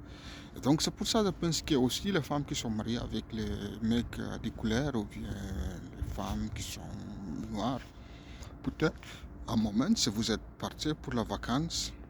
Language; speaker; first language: French; non-native, learner; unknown